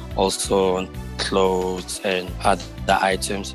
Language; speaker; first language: English; non-native, local second language; Tswana